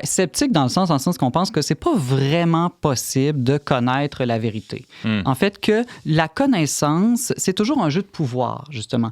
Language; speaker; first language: French; native; French